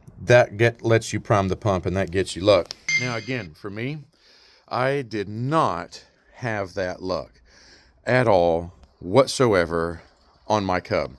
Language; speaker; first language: English; native; English